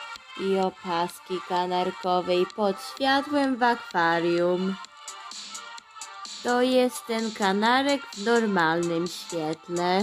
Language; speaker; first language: Polish; early bilingual, heritage; Polish